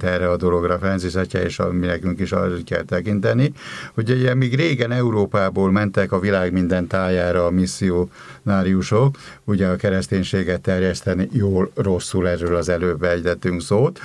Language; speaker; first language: Hungarian; native; Hungarian